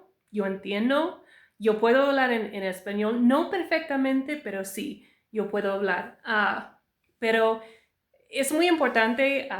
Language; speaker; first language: Spanish; non-native, learner; English